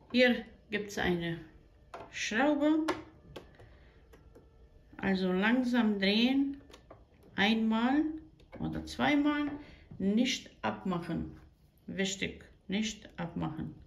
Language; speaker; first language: German; non-native, fluent; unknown